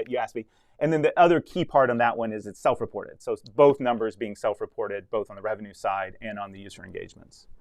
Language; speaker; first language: English; native; English